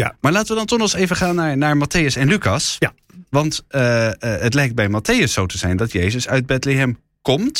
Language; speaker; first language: Dutch; native; Dutch